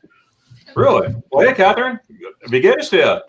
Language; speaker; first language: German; non-native, learner; English